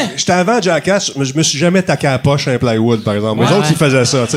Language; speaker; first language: French; native; French